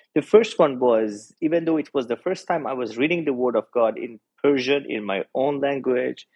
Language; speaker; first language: English; non-native, fluent; Persian